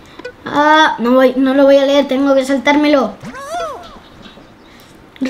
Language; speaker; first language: Spanish; native; Spanish